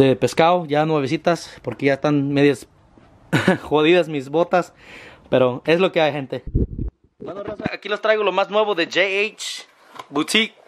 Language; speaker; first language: Spanish; early bilingual, heritage; Spanish